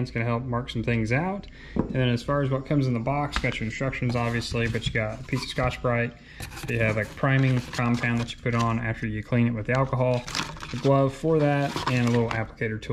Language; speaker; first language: English; native; English